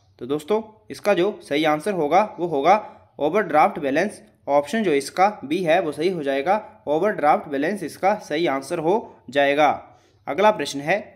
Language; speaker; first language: Hindi; native; Hindi